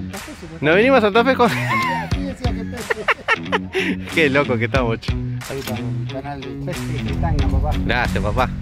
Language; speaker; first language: Spanish; native; Spanish